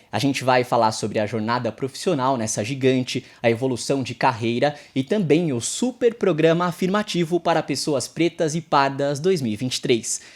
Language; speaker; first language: Portuguese; native; Portuguese